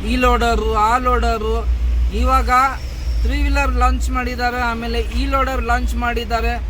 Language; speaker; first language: Kannada; non-native, learner; Urdu